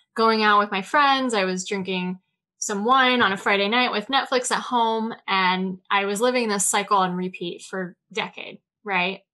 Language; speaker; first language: English; native; English